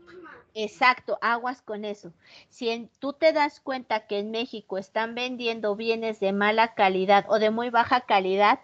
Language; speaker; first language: Spanish; native; Spanish